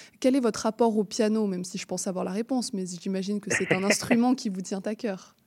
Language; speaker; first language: French; native; French